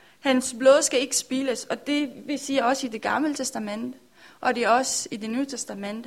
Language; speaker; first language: Danish; non-native, learner; Romanian